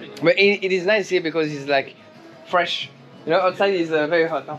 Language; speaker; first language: English; non-native, learner; French